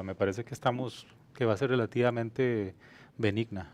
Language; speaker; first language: Spanish; native; Spanish